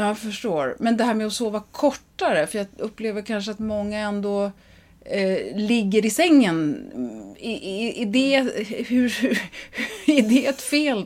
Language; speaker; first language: Swedish; native; Swedish